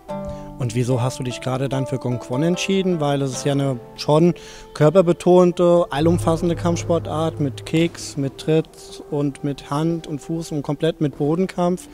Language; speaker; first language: German; native; German